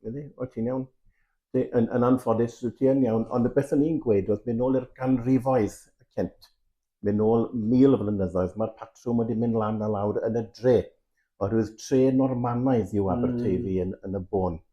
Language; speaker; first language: Welsh; native; Welsh